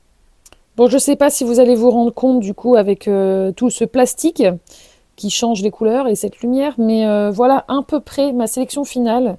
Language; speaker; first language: French; native; French